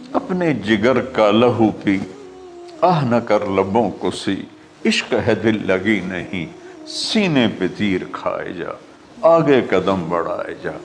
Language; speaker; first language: Urdu; non-native, local second language; Punjabi